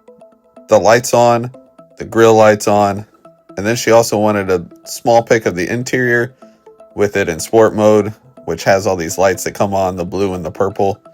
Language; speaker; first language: English; native; English